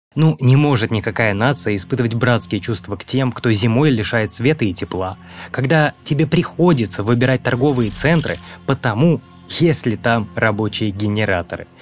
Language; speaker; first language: Russian; native; Russian